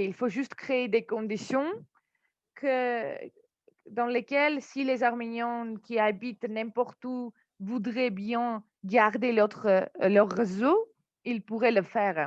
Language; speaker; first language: French; non-native, fluent; Armenian